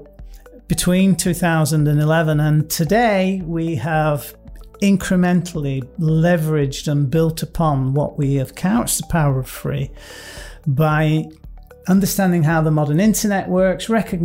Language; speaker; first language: English; native; English